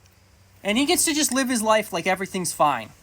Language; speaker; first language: English; native; English